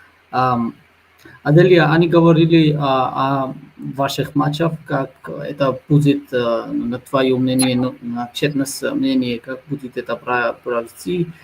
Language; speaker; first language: Russian; non-native, learner; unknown